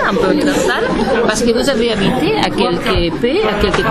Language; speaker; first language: French; non-native, learner; Spanish